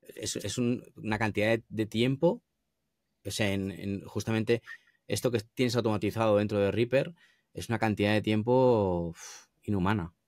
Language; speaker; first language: Spanish; native; Spanish